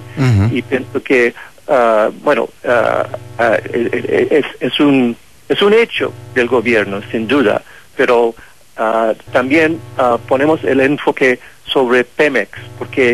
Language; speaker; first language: Spanish; non-native, fluent; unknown